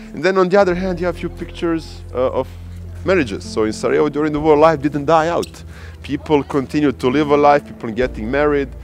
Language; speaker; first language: English; early bilingual, other home language; Bosnian